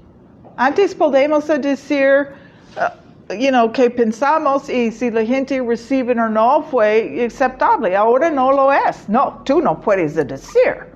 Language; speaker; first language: Spanish; non-native, fluent; English